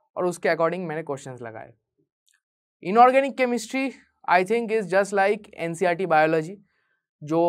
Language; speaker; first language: Hindi; non-native, local second language; Bangla